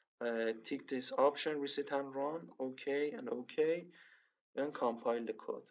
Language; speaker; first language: English; non-native, learner; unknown